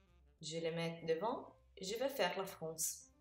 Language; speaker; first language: French; non-native, fluent; Italian